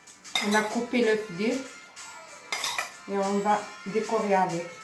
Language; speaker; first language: French; non-native, local second language; Arabic